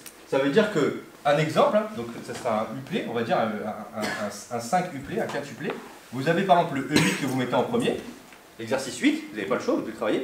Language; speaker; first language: French; native; French